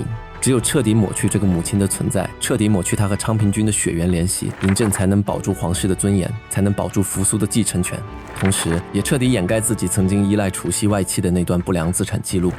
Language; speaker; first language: Chinese; native; Chinese